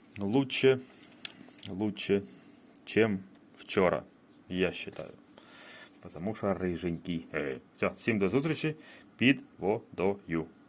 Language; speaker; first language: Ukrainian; non-native, local second language; Russian